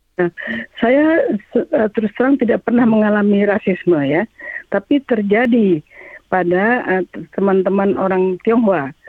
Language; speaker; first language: Indonesian; native; Indonesian